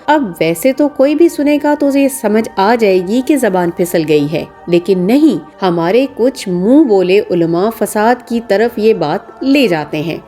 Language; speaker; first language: Urdu; native; Urdu